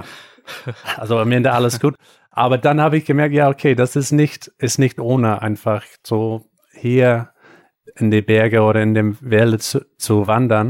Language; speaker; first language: German; non-native, fluent; English